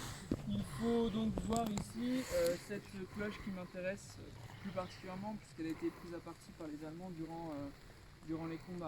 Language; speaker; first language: French; native; French